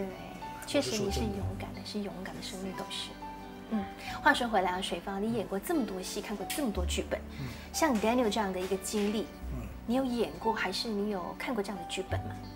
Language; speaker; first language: Chinese; native; Chinese